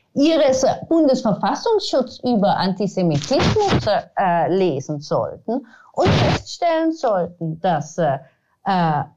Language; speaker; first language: German; non-native, fluent; Italian